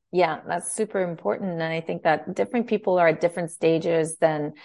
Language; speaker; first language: English; native; English